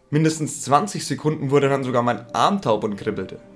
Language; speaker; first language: German; native; German